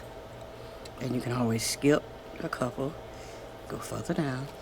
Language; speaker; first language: English; native; English